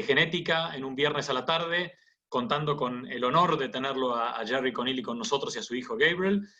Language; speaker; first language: Spanish; native; Spanish